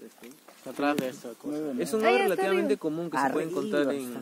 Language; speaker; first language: Spanish; native; Spanish